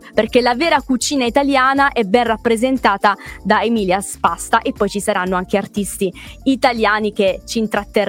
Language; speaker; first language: Italian; native; Italian